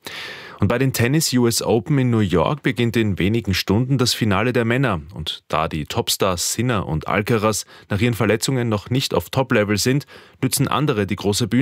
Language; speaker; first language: German; native; German